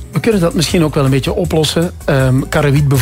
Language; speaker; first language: Dutch; native; Dutch